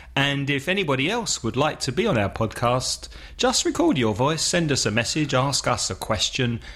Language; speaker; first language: English; native; English